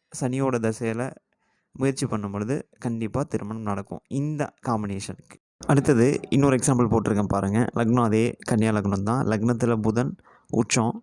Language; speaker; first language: Tamil; native; Tamil